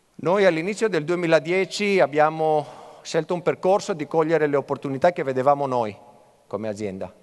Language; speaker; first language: Italian; non-native, fluent; Greek